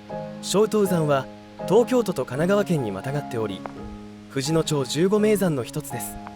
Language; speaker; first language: Japanese; native; Japanese